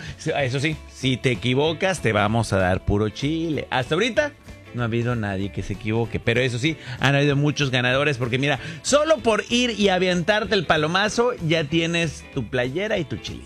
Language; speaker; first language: Spanish; native; Spanish